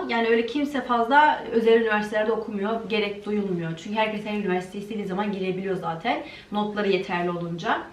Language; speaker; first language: Turkish; early bilingual, heritage; Turkish